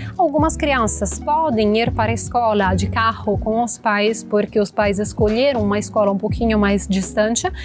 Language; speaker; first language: Portuguese; non-native, fluent; Italian